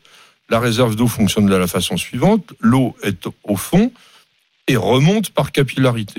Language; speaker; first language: French; native; French